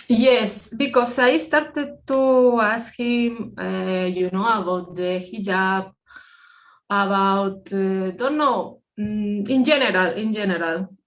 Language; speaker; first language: English; non-native, fluent; Spanish